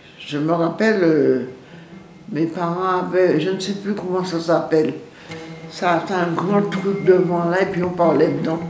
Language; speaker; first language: French; native; French